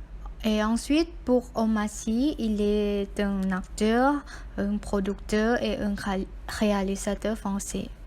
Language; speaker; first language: French; non-native, learner; Thai